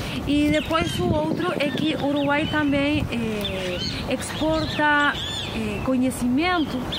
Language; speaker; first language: Portuguese; non-native, fluent; Spanish